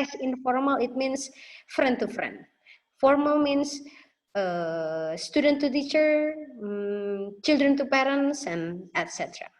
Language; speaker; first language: English; non-native, fluent; Indonesian